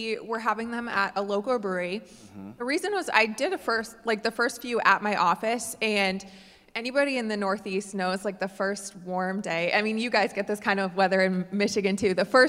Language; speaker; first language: English; native; English